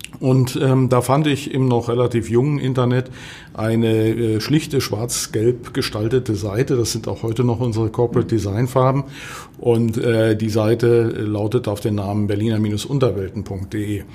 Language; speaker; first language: German; native; German